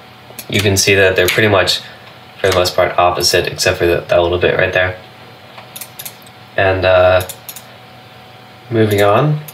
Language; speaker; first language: English; native; English